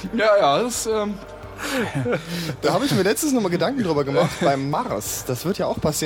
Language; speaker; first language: German; native; German